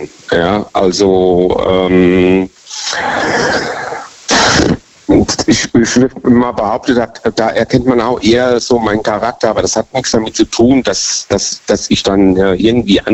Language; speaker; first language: German; native; German